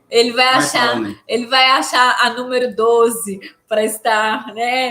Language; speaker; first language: Portuguese; native; Portuguese